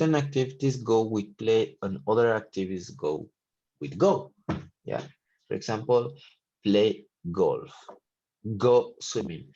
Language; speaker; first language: English; non-native, fluent; Spanish